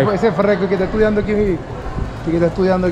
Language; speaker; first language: Spanish; native; Spanish